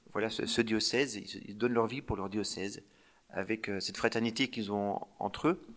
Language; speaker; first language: French; native; French